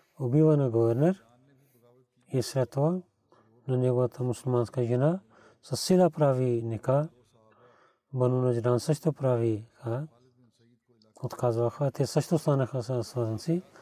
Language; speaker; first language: Bulgarian; non-native, learner; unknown